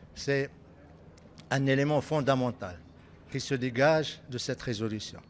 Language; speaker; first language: French; non-native, local second language; Arabic